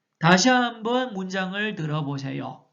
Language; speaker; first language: Korean; non-native, fluent; Chinese